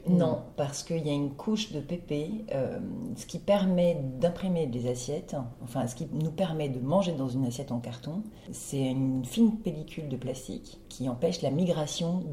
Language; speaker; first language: French; non-native, fluent; Portuguese